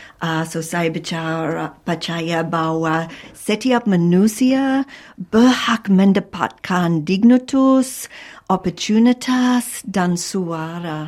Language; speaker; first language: Indonesian; non-native, fluent; English